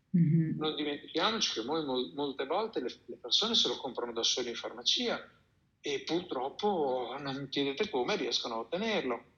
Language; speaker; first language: Italian; native; Italian